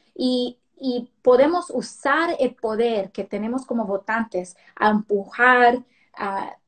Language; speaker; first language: Spanish; early bilingual, heritage; Spanish